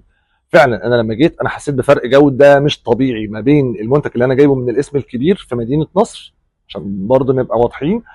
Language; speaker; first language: Arabic; native; Arabic